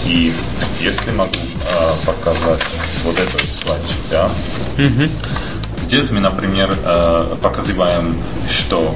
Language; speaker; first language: Russian; non-native, fluent; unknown